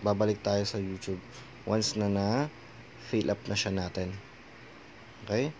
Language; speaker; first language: Filipino; native; Filipino